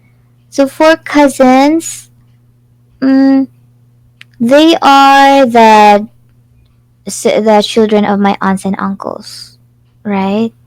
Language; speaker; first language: English; non-native, fluent; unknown